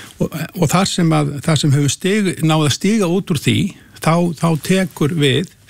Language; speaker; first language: Icelandic; native; Icelandic